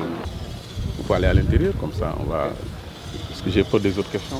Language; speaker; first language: French; non-native, local second language; Wolof